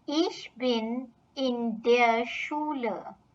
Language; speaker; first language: German; non-native, fluent; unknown